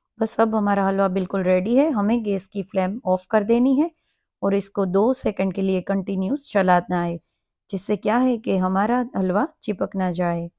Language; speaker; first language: Hindi; non-native, local second language; Gujarati